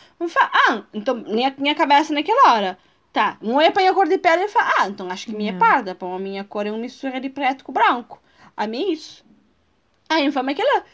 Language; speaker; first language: Portuguese; non-native, local second language; Kabuverdianu